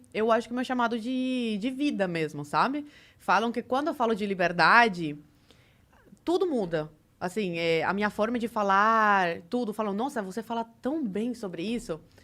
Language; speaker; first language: Portuguese; non-native, fluent; Spanish